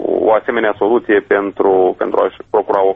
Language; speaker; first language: Romanian; native; Romanian